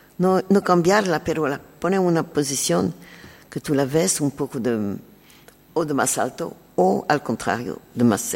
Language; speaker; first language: Spanish; non-native, learner; French